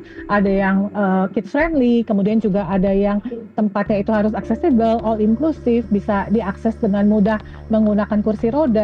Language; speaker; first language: Indonesian; native; Indonesian